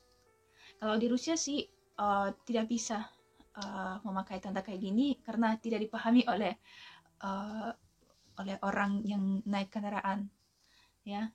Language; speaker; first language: Indonesian; non-native, fluent; Russian